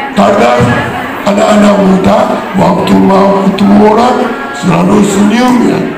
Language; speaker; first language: Indonesian; non-native, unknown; Japanese